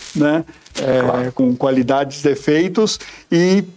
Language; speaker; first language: Portuguese; native; Portuguese